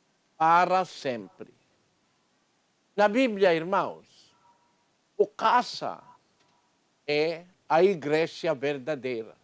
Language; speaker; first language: Portuguese; non-native, learner; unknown